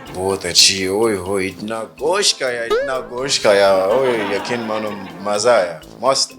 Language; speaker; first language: Hindi; non-native, fluent; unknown